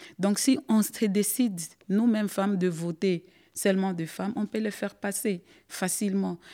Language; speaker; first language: French; non-native, local second language; Swahili